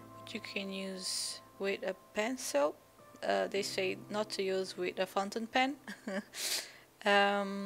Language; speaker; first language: English; non-native, fluent; Portuguese